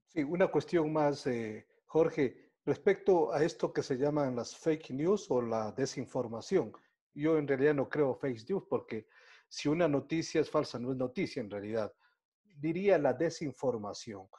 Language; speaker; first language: Spanish; native; Spanish